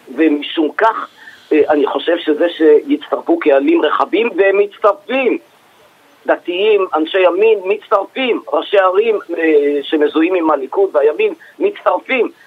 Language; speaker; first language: Hebrew; native; Hebrew